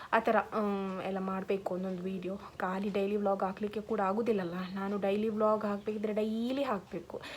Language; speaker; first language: Kannada; non-native, local second language; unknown